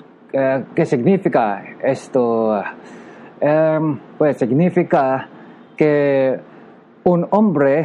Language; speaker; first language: Spanish; non-native, learner; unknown